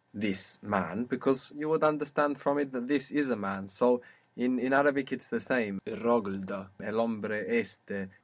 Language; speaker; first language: English; native; English